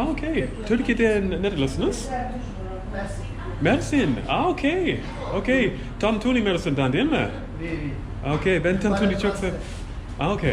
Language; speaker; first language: Turkish; non-native, learner; English